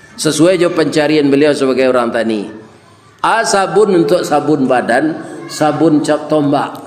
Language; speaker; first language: Malay; non-native, local second language; Minangkabau